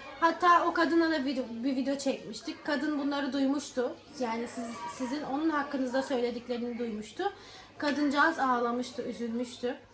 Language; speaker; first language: Turkish; native; Turkish